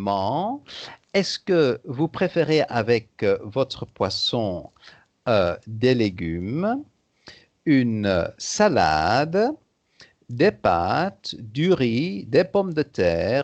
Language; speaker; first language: French; native; French